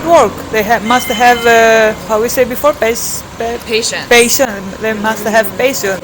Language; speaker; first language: English; non-native, fluent; Greek